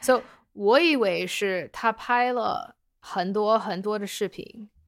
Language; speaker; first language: Chinese; non-native, fluent; English